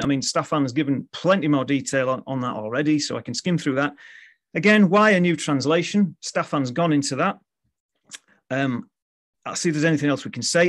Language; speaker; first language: English; native; English